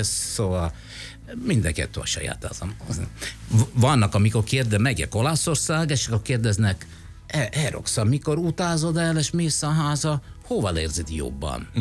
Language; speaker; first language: Hungarian; non-native, fluent; Italian